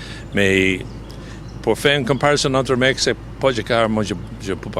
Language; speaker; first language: French; non-native, fluent; English